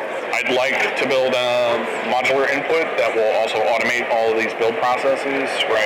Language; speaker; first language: English; native; English